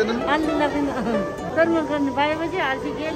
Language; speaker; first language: Nepali; non-native, local second language; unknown